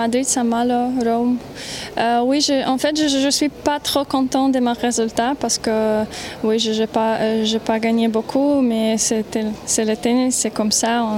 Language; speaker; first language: French; non-native, learner; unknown